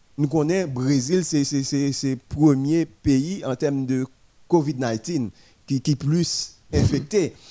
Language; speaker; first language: French; non-native, local second language; Haitian Creole